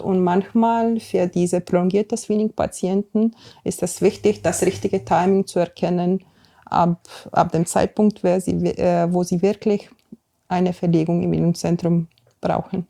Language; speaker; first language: German; non-native, fluent; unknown